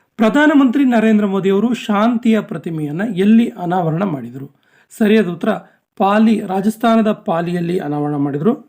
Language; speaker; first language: Kannada; native; Kannada